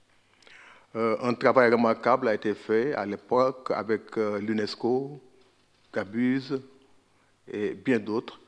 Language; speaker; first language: French; non-native, local second language; Wolof